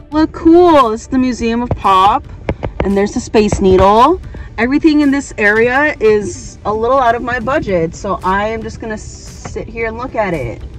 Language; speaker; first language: English; native; English